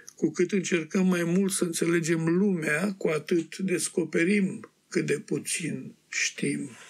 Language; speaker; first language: Romanian; native; Romanian